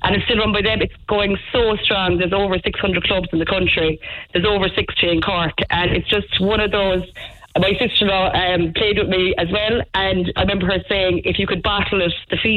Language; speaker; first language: English; native; English